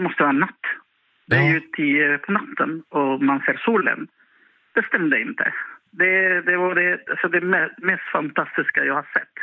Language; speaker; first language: Swedish; non-native, fluent; Spanish